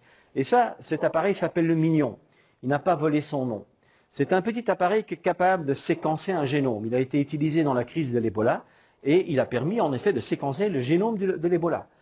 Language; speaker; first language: French; native; French